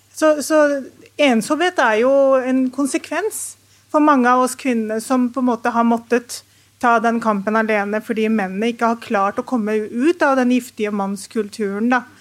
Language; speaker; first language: Norwegian; early bilingual, other home language; Urdu